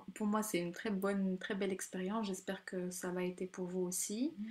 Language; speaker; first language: French; non-native, local second language; Arabic